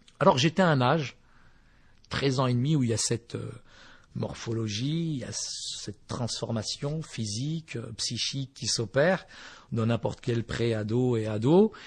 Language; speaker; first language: French; early bilingual, other home language; Berber languages